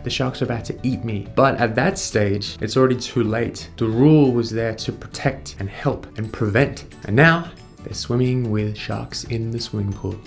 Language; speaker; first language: English; native; English